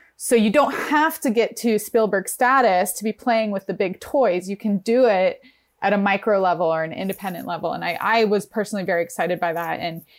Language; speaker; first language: English; native; English